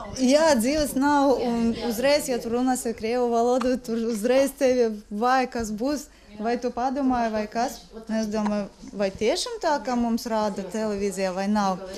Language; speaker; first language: Latvian; non-native, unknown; Ukrainian